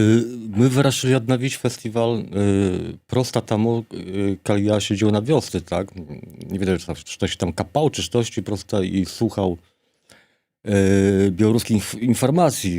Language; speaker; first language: Polish; non-native, local second language; Belarusian